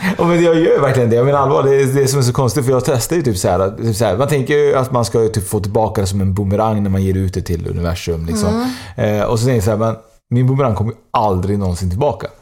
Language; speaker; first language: Swedish; native; Swedish